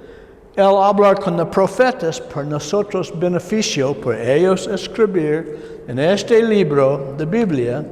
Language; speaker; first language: Spanish; non-native, learner; English